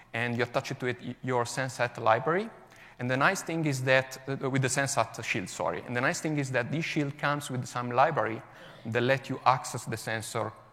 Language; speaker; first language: English; non-native, fluent; Italian